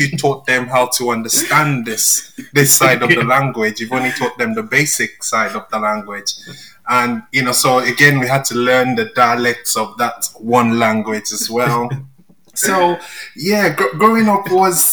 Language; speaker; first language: English; non-native, local second language; Yoruba